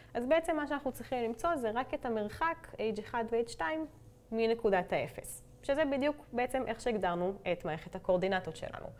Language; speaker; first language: Hebrew; native; Hebrew